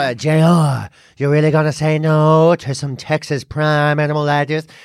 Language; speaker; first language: English; native; English